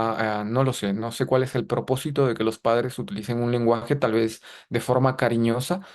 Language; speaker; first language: Spanish; native; Spanish